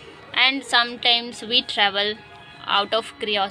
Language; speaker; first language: English; non-native, learner; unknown